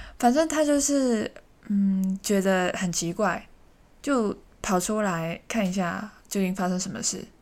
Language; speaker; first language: Chinese; non-native, local second language; Cantonese